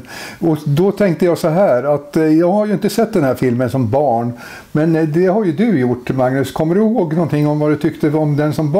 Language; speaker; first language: Swedish; native; Swedish